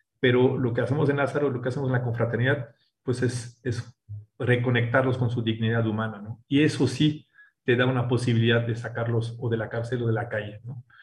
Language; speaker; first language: Spanish; non-native, fluent; French